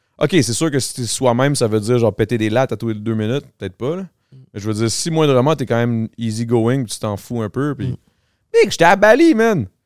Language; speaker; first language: French; native; French